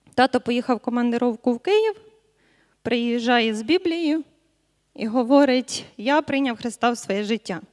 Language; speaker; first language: Ukrainian; native; Ukrainian